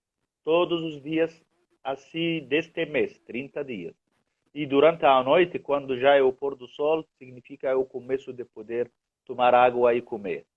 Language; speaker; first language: Portuguese; non-native, fluent; Arabic